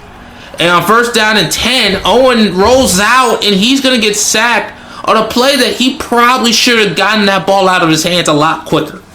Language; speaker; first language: English; native; English